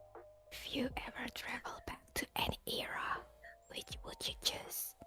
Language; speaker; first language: English; non-native, fluent; Indonesian